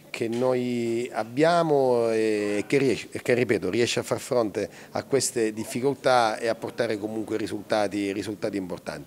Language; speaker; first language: Italian; native; Italian